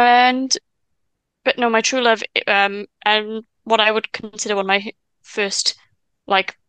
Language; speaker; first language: English; native; English